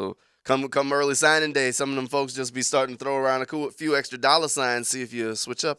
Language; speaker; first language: English; native; English